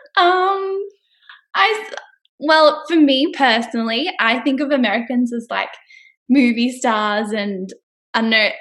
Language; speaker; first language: English; native; English